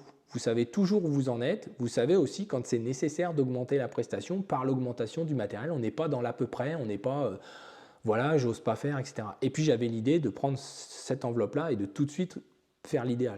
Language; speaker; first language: French; native; French